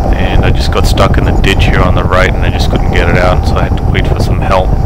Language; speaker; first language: English; native; English